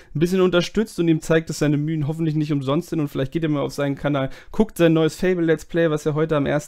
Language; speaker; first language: German; native; German